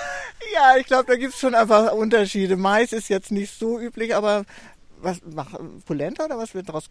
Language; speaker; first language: German; native; German